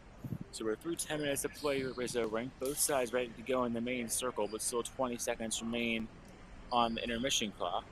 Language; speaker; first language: English; native; English